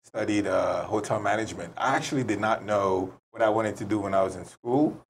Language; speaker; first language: English; native; English